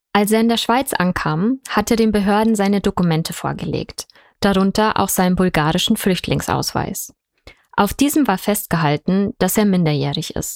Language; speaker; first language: German; native; German